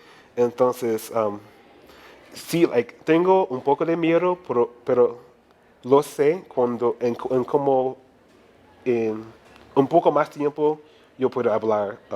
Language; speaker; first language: Spanish; non-native, learner; English